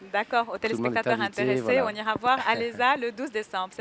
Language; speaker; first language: French; native; French